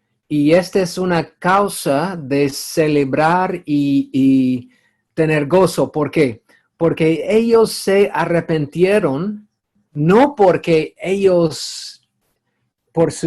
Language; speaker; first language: Spanish; non-native, fluent; English